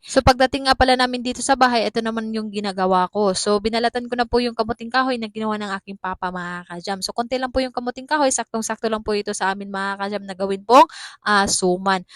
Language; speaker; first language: Filipino; non-native, local second language; Cebuano